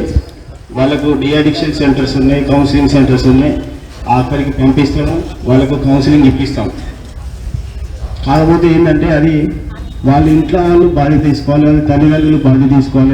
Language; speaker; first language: Telugu; native; Telugu